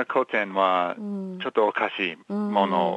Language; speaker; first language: Japanese; non-native, learner; English